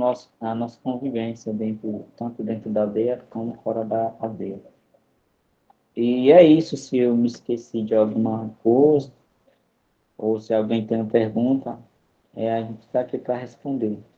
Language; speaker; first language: Portuguese; non-native, local second language; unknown